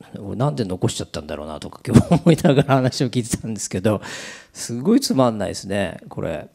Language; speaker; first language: Japanese; native; Japanese